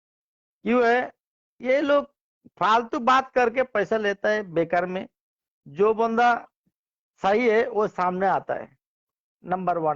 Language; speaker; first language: Hindi; non-native, learner; Bangla